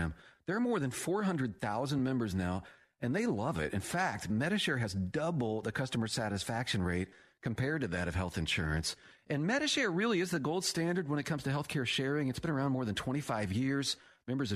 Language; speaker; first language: English; native; English